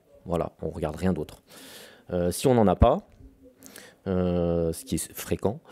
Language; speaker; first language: French; native; French